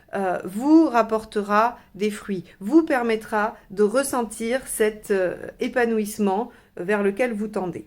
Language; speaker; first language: French; native; French